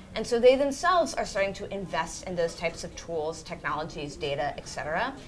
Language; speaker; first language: English; native; English